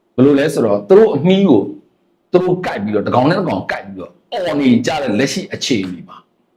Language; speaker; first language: Burmese; native; Burmese